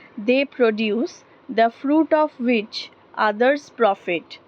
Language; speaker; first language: English; non-native, local second language; Bangla